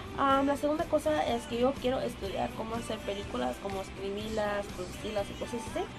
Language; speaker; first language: Spanish; early bilingual, heritage; Spanish